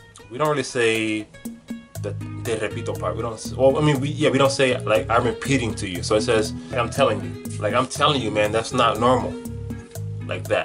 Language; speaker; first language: English; native; English